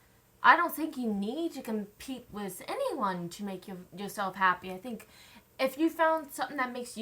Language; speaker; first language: English; native; English